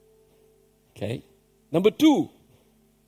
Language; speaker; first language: English; non-native, local second language; Tamil